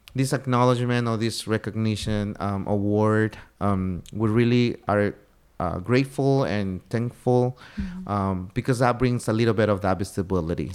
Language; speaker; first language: English; non-native, fluent; Spanish